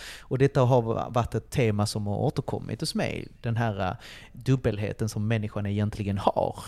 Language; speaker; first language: Swedish; early bilingual, other home language; Spanish